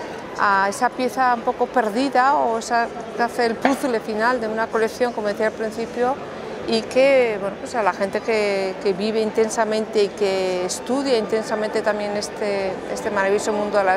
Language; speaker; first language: Spanish; native; Spanish